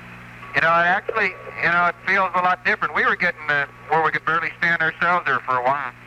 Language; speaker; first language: English; native; English